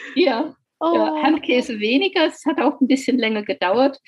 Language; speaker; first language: German; non-native, fluent; English